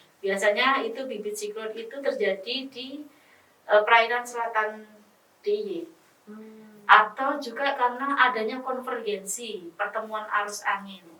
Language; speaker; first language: Indonesian; native; Indonesian